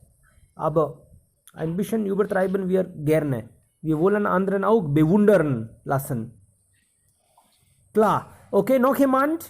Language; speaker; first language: German; non-native, fluent; Hindi